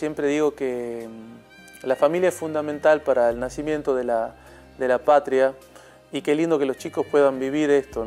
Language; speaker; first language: Spanish; native; Spanish